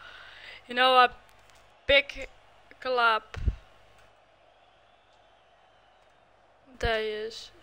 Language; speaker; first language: English; non-native, learner; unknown